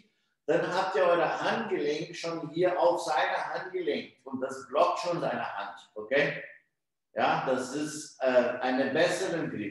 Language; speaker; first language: German; non-native, fluent; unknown